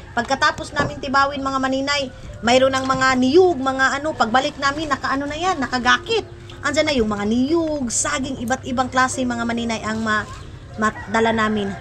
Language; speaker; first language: Filipino; non-native, local second language; Cebuano